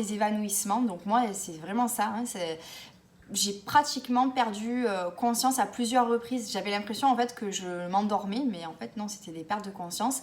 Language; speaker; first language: French; native; French